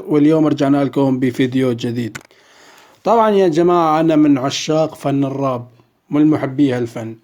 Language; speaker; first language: Arabic; native; Arabic